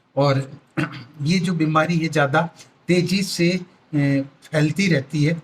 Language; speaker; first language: Hindi; native; Hindi